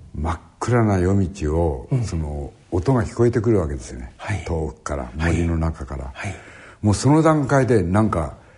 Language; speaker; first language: Japanese; native; Japanese